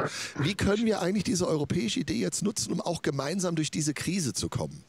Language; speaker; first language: German; native; German